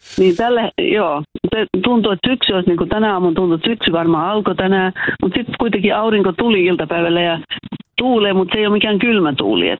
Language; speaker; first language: Finnish; early bilingual, heritage; Finnish